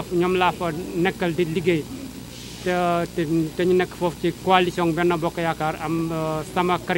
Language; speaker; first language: Wolof; non-native, local second language; Fula